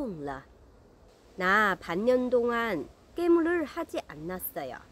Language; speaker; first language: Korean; non-native, fluent; Chinese